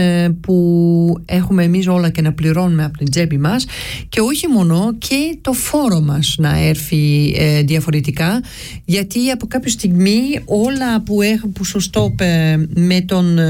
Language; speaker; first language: Greek; early bilingual, heritage; Greek